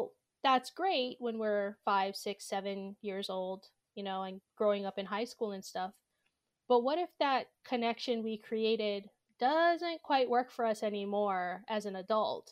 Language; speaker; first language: English; native; English